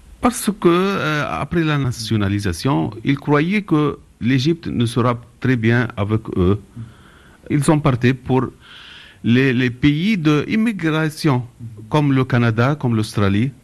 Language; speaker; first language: French; non-native, learner; Arabic